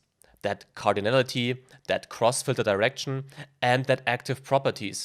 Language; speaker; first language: English; non-native, fluent; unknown